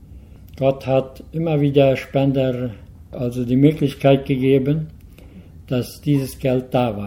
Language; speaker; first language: German; early bilingual, heritage; Low German